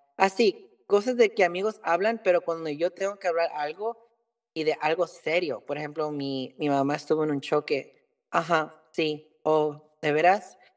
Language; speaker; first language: Spanish; early bilingual, heritage; Spanish